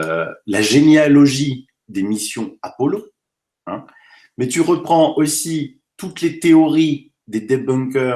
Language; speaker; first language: French; native; French